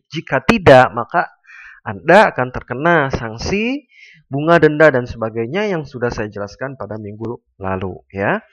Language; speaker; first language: Indonesian; native; Indonesian